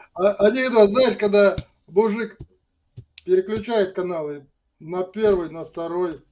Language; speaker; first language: Russian; native; Russian